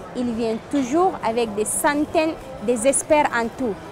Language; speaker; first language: French; non-native, local second language; Fula